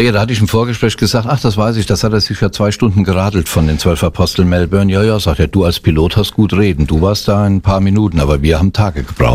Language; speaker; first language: German; native; German